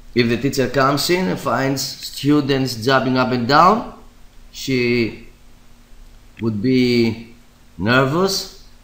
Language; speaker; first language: English; non-native, fluent; Greek